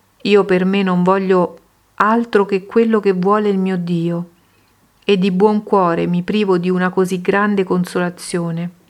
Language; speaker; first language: Italian; native; Italian